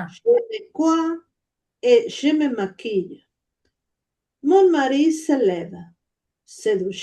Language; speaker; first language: French; non-native, learner; Spanish